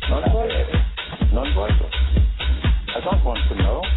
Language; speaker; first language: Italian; non-native, fluent; English